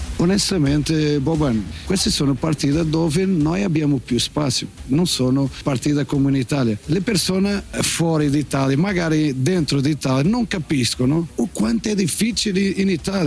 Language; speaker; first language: Italian; non-native, fluent; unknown